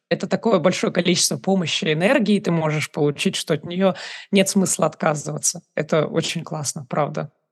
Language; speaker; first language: Russian; native; Russian